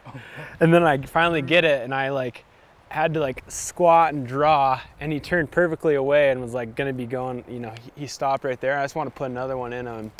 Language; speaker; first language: English; native; English